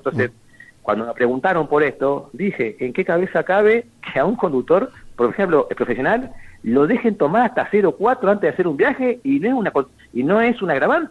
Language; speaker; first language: Spanish; native; Spanish